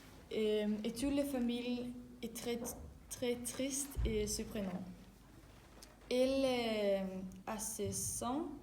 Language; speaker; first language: French; non-native, learner; Danish